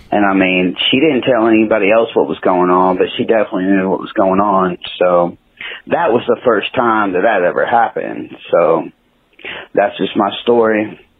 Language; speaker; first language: English; native; English